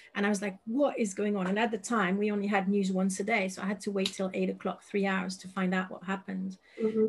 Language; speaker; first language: English; non-native, fluent; French